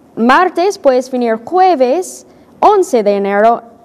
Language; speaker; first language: Spanish; non-native, fluent; English